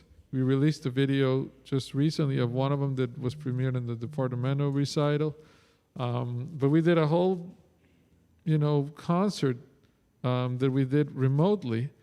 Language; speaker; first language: English; non-native, fluent; Spanish